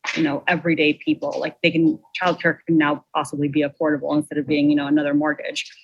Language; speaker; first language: English; native; English